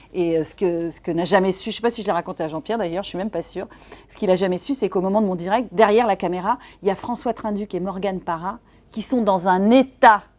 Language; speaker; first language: French; native; French